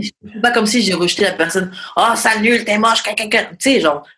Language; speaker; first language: French; native; French